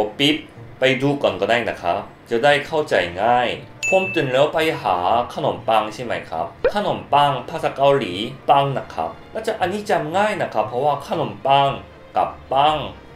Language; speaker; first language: Thai; non-native, fluent; Korean